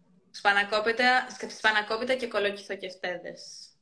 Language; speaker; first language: Greek; early bilingual, heritage; Greek